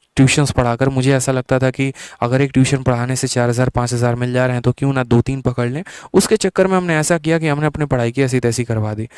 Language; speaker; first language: Hindi; native; Hindi